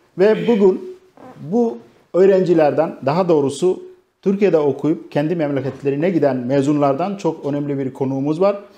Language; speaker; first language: Turkish; non-native, fluent; Bangla